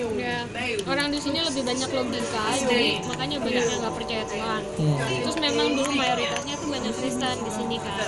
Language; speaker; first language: Indonesian; native; Indonesian